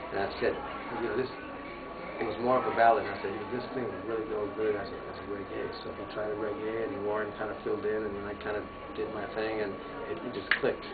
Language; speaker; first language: English; native; English